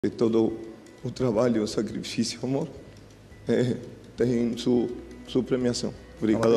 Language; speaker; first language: Portuguese; non-native, fluent; Spanish